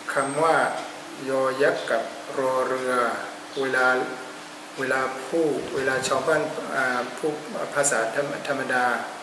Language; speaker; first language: Thai; non-native, fluent; Burmese